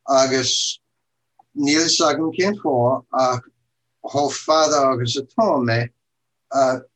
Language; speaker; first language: Irish; non-native, learner; English